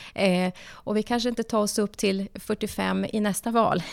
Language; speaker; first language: Swedish; native; Swedish